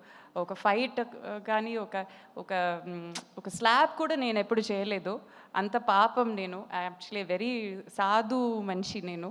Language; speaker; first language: Telugu; non-native, fluent; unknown